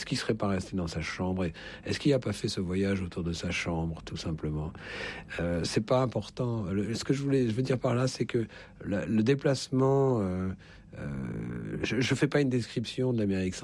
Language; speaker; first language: French; native; French